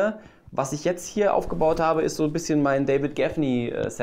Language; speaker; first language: German; native; German